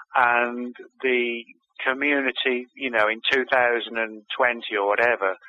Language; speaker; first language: English; native; English